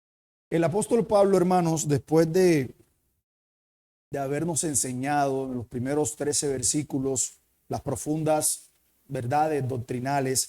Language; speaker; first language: Spanish; native; Spanish